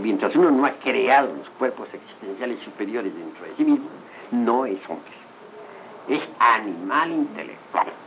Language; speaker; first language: Spanish; native; Spanish